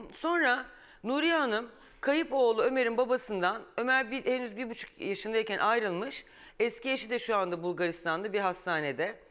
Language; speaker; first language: Turkish; native; Turkish